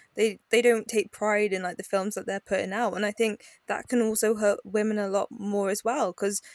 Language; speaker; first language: English; native; English